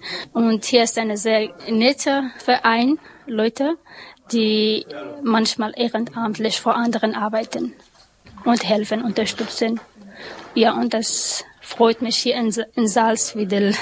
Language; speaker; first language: German; non-native, learner; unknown